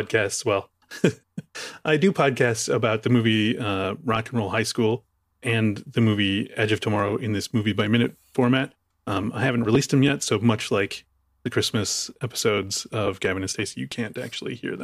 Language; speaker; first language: English; native; English